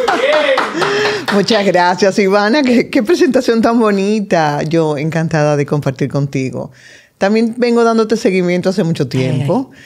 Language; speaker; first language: Spanish; native; Spanish